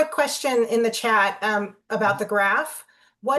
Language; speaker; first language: English; native; English